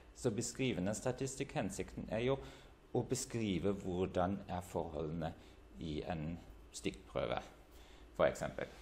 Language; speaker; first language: Norwegian; non-native, fluent; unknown